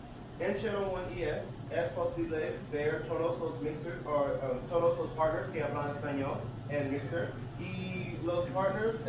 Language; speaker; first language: Spanish; non-native, learner; English